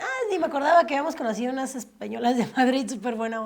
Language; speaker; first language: Spanish; native; Spanish